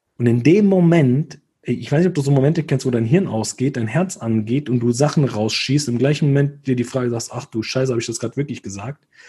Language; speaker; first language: German; early bilingual, other home language; Italian